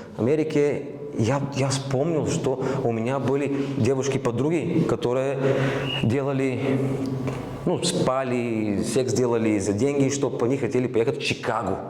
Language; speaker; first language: Russian; non-native, learner; Bulgarian